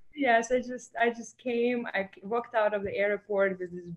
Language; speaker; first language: English; non-native, fluent; Russian